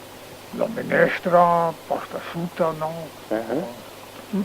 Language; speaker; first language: Italian; non-native, learner; Slovenian